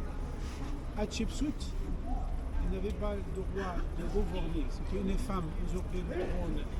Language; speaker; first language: French; non-native, fluent; Arabic